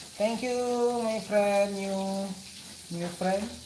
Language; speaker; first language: English; non-native, learner; Indonesian